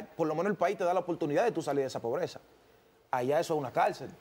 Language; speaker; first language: Spanish; native; Spanish